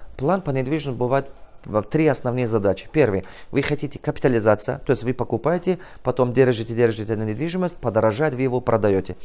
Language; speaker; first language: Russian; non-native, local second language; Tajik